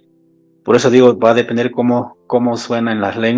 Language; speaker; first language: Spanish; non-native, local second language; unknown